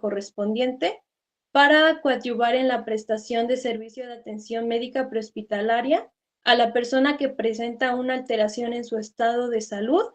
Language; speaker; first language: Spanish; native; Spanish